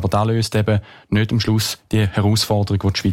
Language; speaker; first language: German; native; German